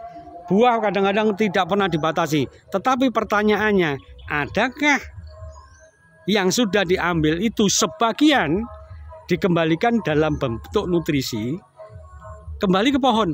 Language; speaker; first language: Indonesian; native; Indonesian